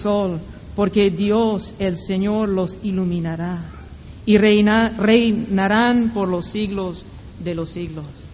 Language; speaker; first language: Spanish; non-native, fluent; English